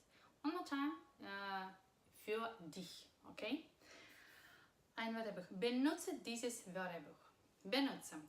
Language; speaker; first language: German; non-native, fluent; Russian